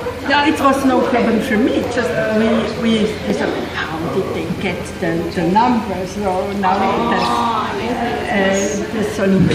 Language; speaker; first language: English; non-native, fluent; French